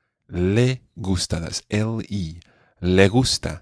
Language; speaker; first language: Spanish; non-native, fluent; English